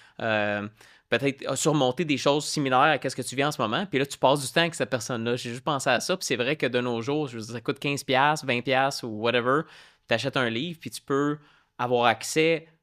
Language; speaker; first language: French; native; French